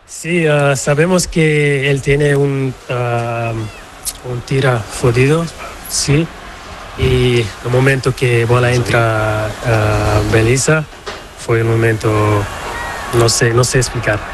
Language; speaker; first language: Spanish; non-native, learner; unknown